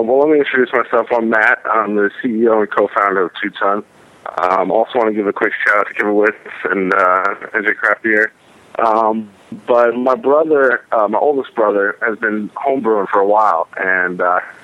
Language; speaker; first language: English; native; English